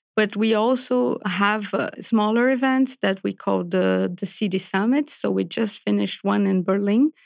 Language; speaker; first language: English; non-native, fluent; Portuguese